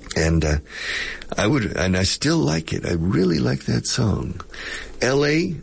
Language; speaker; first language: English; native; English